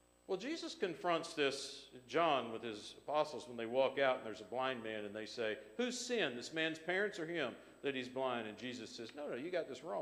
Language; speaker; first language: English; native; English